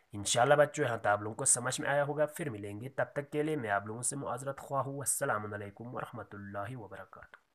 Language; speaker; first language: Urdu; non-native, local second language; Kashmiri